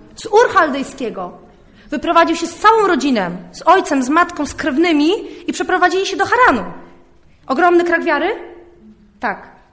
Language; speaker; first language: Polish; early bilingual, heritage; Polish